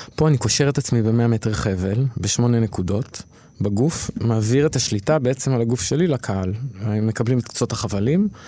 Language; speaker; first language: Hebrew; native; Hebrew